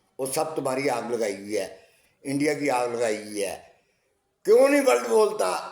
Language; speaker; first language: Urdu; non-native, local second language; Punjabi